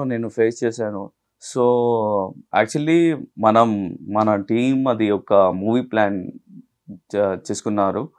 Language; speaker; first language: Telugu; non-native, local second language; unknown